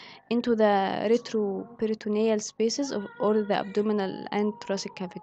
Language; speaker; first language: English; non-native, fluent; Arabic